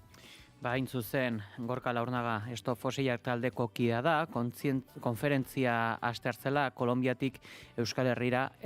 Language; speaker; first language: Basque; native; Basque